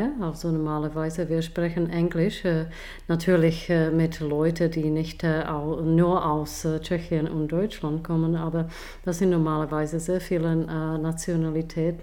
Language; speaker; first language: German; non-native, fluent; Czech